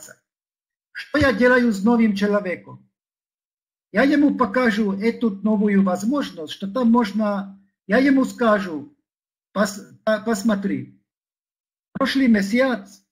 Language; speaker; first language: Russian; non-native, fluent; Czech